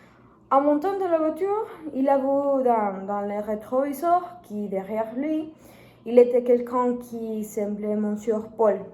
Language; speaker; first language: French; non-native, learner; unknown